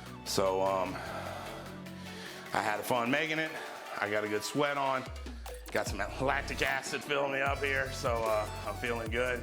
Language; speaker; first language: English; native; English